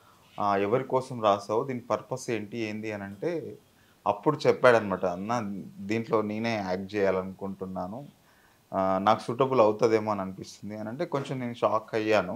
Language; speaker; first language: Telugu; native; Telugu